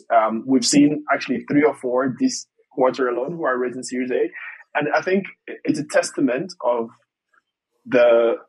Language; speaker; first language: English; non-native, fluent; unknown